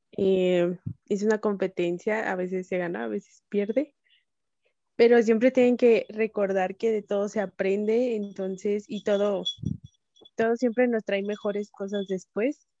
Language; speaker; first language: Spanish; native; Spanish